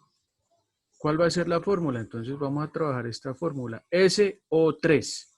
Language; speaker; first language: Spanish; native; Spanish